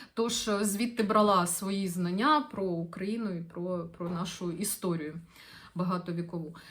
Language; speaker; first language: Ukrainian; non-native, local second language; Russian